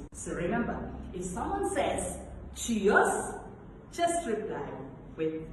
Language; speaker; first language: English; non-native, local second language; Sinhala